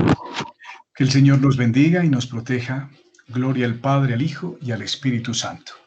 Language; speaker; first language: Spanish; native; Spanish